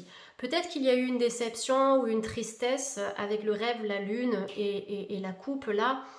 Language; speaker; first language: French; native; French